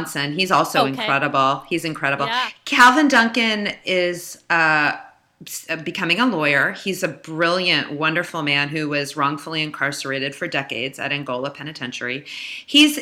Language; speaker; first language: English; native; English